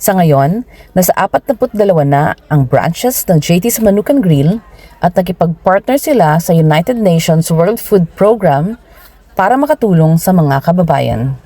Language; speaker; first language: Filipino; native; Filipino